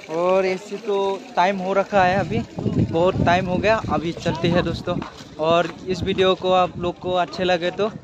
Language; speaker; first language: Hindi; non-native, local second language; Khasi